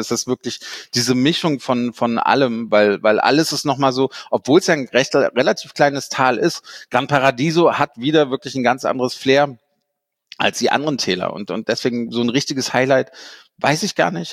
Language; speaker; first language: German; native; German